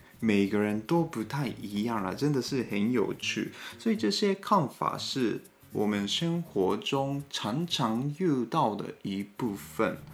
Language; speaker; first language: Chinese; non-native, fluent; Japanese